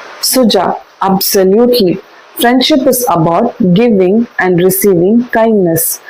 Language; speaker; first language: English; non-native, local second language; Tamil